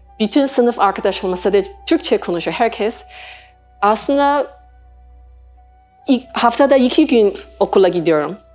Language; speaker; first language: Turkish; non-native, learner; Chinese